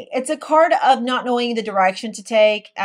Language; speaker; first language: English; native; English